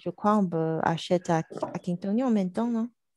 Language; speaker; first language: French; non-native, learner; Chinese